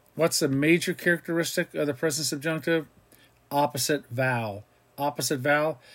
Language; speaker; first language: English; native; English